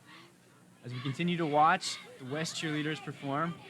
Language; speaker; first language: English; native; English